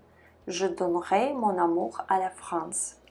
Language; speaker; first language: French; non-native, fluent; Russian